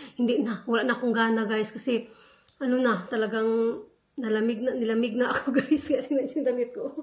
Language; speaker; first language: Filipino; non-native, local second language; Hiligaynon